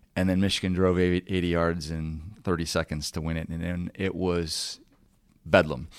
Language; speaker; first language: English; native; English